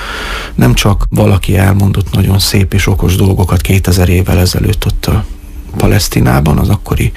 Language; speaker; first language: Hungarian; native; Hungarian